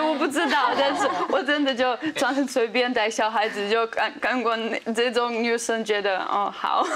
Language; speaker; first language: Chinese; non-native, fluent; Russian